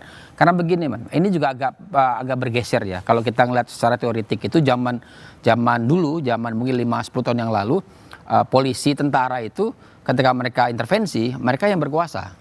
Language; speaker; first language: Indonesian; native; Indonesian